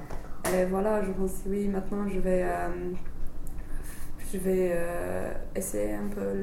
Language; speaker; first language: French; non-native, fluent; English